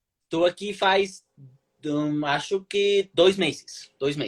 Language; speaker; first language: Portuguese; non-native, learner; Spanish